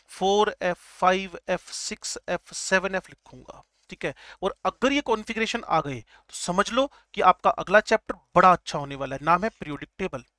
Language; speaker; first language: Hindi; native; Hindi